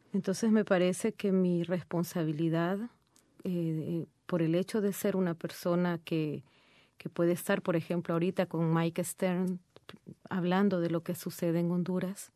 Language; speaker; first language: Spanish; native; Spanish